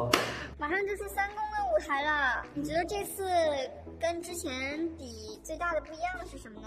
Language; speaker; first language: Chinese; native; Chinese